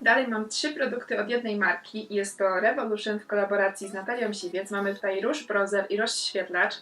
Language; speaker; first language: Polish; native; Polish